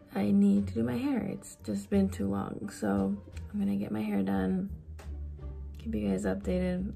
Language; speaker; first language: English; early bilingual, other home language; Spanish